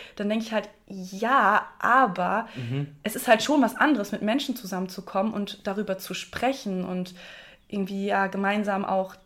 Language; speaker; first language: German; native; German